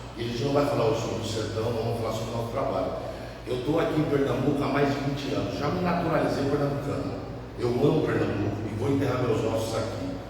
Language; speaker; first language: Portuguese; native; Portuguese